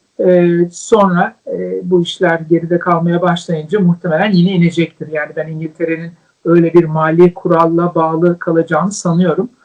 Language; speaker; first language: Turkish; native; Turkish